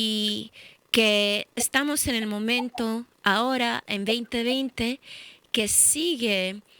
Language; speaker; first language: Spanish; early bilingual, heritage; English